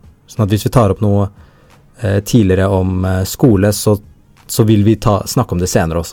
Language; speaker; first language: Norwegian; early bilingual, heritage; Norwegian